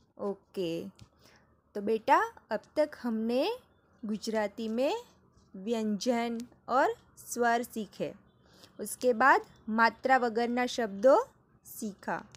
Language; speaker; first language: Hindi; non-native, local second language; Gujarati